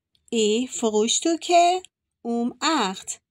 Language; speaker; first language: German; non-native, fluent; Persian